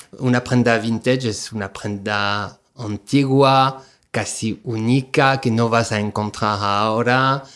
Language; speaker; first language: Spanish; non-native, fluent; French